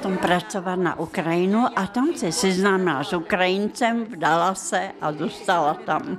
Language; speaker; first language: Czech; non-native, fluent; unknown